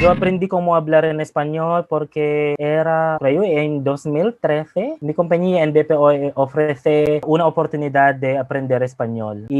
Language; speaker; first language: Spanish; non-native, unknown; Filipino